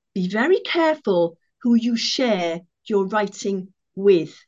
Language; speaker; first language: English; native; English